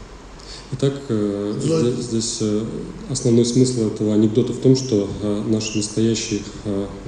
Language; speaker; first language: Russian; native; Russian